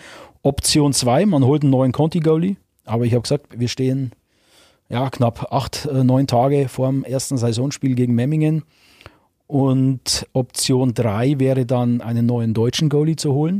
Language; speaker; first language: German; native; German